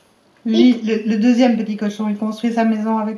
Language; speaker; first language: French; native; French